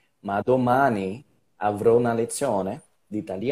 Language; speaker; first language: Italian; non-native, learner; Portuguese